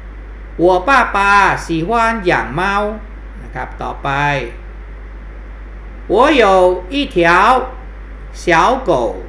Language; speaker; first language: Chinese; non-native, fluent; Thai